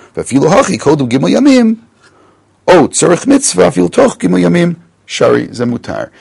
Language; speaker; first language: Hebrew; non-native, fluent; English